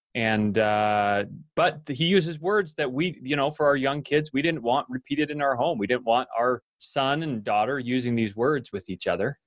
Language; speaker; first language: English; native; English